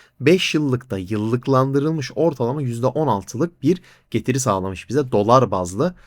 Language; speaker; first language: Turkish; native; Turkish